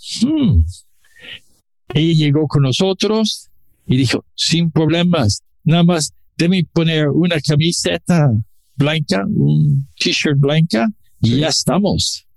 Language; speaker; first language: Spanish; non-native, learner; English